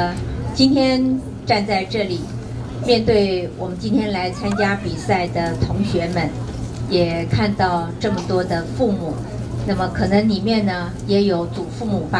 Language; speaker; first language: Chinese; native; Chinese